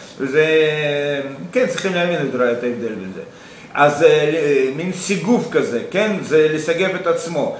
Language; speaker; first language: Hebrew; non-native, fluent; Russian